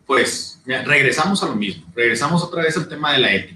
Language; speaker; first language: Spanish; native; Spanish